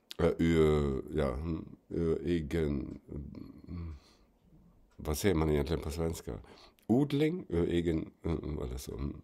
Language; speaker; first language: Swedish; non-native, fluent; German